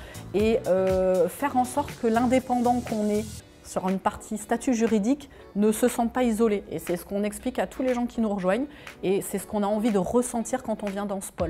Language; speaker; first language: French; native; French